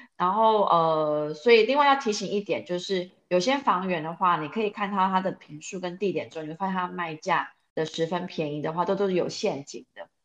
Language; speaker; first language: Chinese; native; Chinese